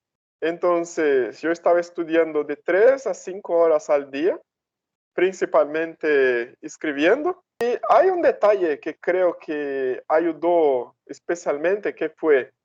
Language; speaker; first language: Spanish; non-native, fluent; Portuguese